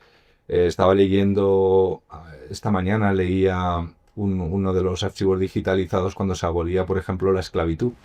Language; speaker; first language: Spanish; native; Spanish